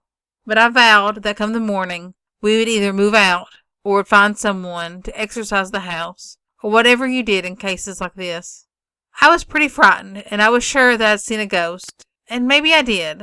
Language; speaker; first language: English; native; English